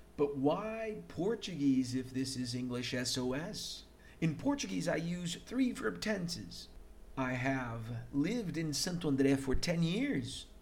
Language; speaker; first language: English; non-native, fluent; Portuguese